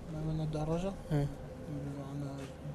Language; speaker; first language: Arabic; non-native, learner; French